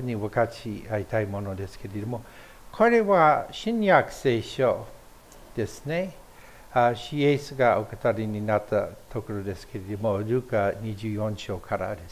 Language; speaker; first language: Japanese; non-native, fluent; English